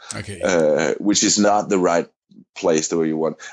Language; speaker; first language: English; non-native, fluent; Danish